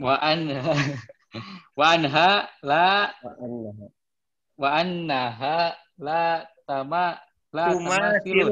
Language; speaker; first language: Arabic; non-native, learner; Indonesian